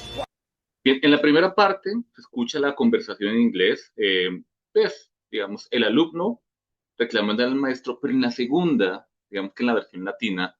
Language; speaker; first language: Spanish; native; Spanish